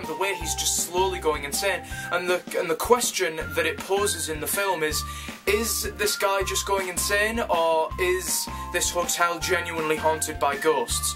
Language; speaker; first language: English; native; English